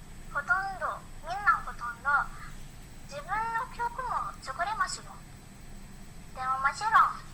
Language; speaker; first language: Japanese; non-native, learner; Indonesian